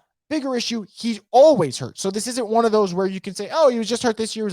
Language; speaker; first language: English; native; English